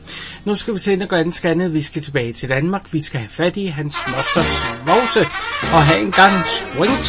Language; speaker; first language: Danish; native; Danish